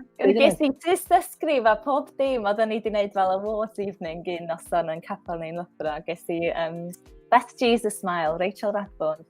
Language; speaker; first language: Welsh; non-native, local second language; English